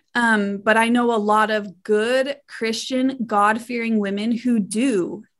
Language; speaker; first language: English; native; English